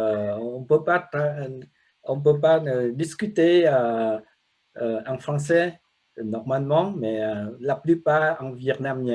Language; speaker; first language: French; non-native, learner; Vietnamese